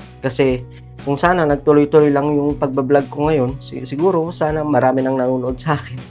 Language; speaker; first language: Filipino; non-native, local second language; Iloko